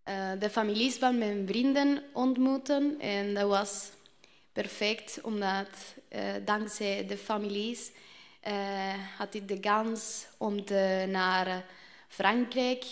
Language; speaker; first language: Dutch; non-native, learner; Spanish